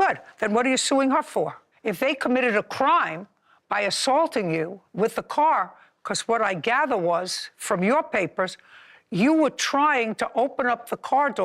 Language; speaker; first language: English; native; English